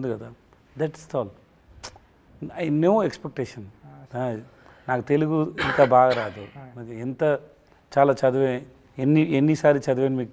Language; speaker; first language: Telugu; non-native, learner; Tamil